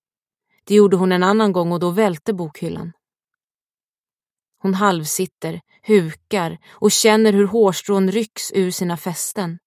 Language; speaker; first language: Swedish; native; Swedish